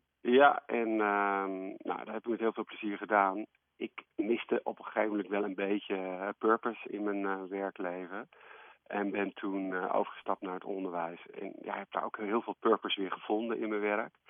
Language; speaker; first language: Dutch; native; Dutch